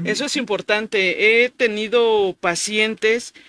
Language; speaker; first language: Spanish; native; Spanish